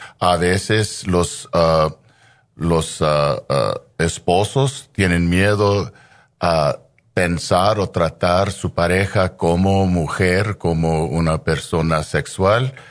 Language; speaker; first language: Spanish; early bilingual, heritage; Spanish